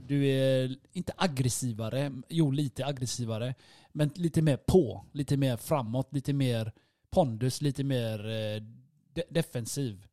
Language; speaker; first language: Swedish; early bilingual, other home language; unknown